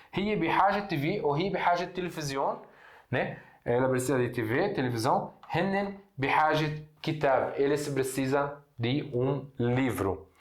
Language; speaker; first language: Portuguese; non-native, fluent; Arabic